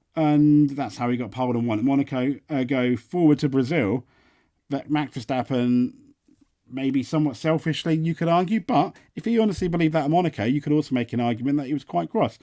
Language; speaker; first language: English; native; English